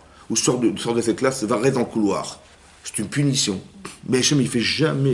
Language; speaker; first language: French; native; French